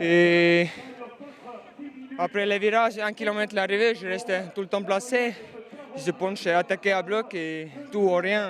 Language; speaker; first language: French; non-native, learner; Estonian